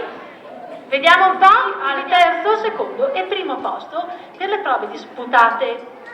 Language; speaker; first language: Italian; native; Italian